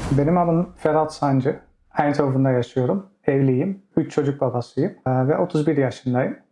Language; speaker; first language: Turkish; early bilingual, heritage; Turkish